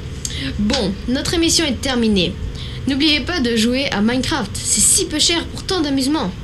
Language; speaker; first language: French; native; French